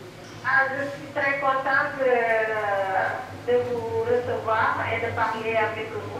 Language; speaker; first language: French; non-native, local second language; Wolof